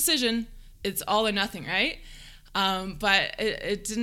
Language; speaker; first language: English; native; English